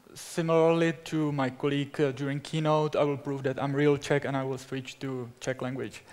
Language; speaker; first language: English; non-native, fluent; Czech